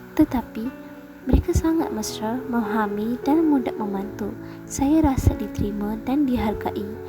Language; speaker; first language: Malay; non-native, local second language; Tamil